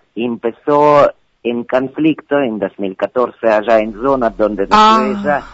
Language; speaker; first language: Spanish; non-native, learner; Ukrainian